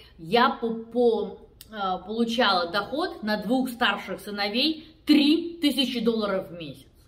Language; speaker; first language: Russian; native; Russian